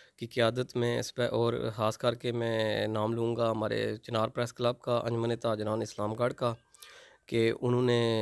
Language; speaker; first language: Urdu; non-native, local second language; Pahari-Potwari